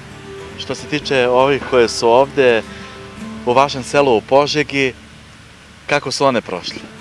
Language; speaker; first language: Bosnian; native; Bosnian